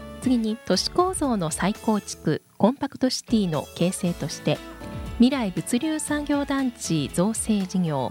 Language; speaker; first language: Japanese; native; Japanese